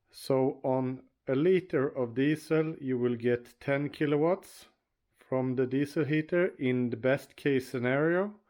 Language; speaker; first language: English; non-native, fluent; Swedish